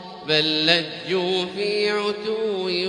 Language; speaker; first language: Arabic; native; Arabic